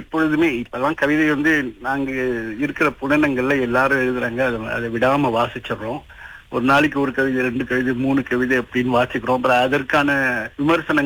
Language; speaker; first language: Tamil; early bilingual, heritage; Tamil